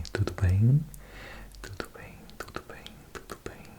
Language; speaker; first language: Portuguese; non-native, fluent; English